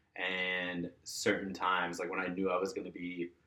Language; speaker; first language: English; native; English